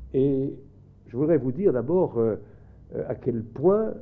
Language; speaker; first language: French; native; French